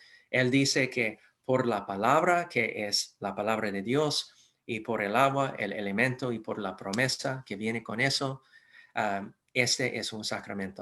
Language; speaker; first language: Spanish; non-native, fluent; English